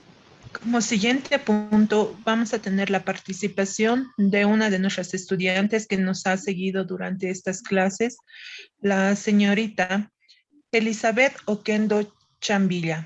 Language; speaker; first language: Spanish; native; Spanish